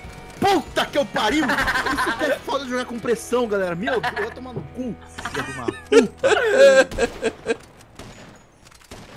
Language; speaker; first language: Portuguese; native; Portuguese